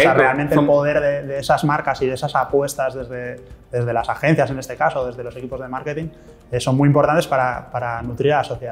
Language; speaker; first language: Spanish; native; Spanish